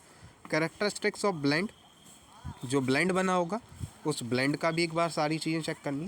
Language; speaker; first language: Hindi; native; Hindi